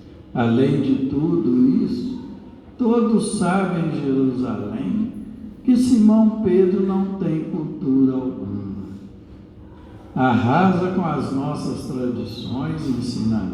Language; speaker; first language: Portuguese; native; Portuguese